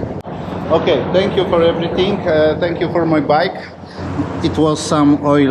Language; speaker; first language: English; non-native, learner; Polish